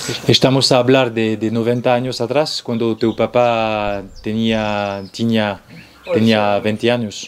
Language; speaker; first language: Spanish; non-native, fluent; Portuguese